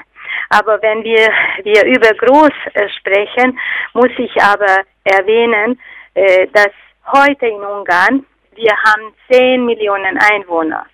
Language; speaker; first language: German; non-native, fluent; Hungarian